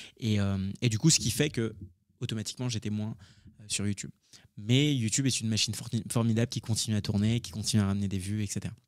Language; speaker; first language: French; early bilingual, other home language; Hindi